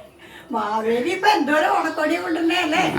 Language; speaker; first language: Malayalam; native; Malayalam